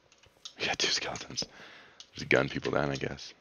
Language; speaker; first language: English; native; English